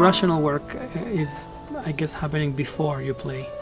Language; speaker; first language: English; non-native, fluent; Spanish